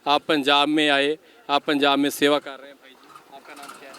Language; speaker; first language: Hindi; non-native, local second language; Punjabi